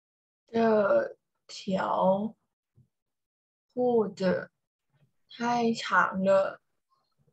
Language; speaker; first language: Chinese; non-native, learner; Thai